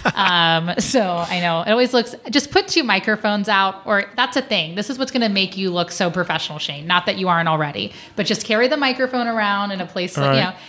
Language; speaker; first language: English; native; English